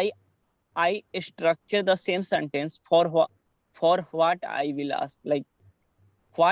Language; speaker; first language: English; non-native, learner; Hindi